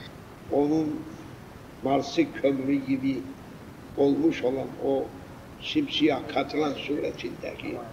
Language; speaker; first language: Turkish; native; Turkish